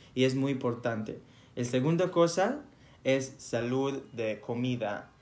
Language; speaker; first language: Spanish; non-native, fluent; Hebrew